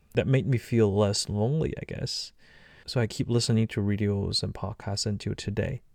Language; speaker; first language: English; non-native, fluent; Chinese